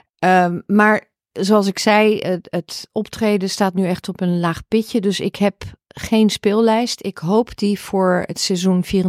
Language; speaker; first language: Dutch; early bilingual, heritage; Dutch